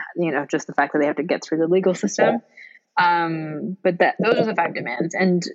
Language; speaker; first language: English; non-native, local second language; Cantonese